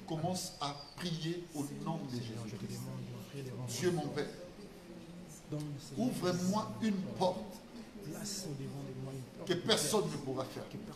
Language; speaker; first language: French; non-native, local second language; Lingala